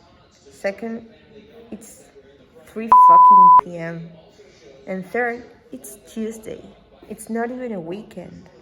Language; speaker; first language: English; non-native, fluent; Spanish